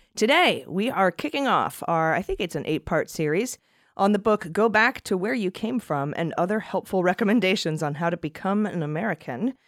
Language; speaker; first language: English; native; English